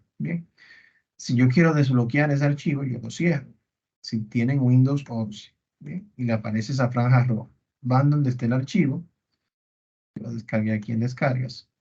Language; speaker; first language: Spanish; native; Spanish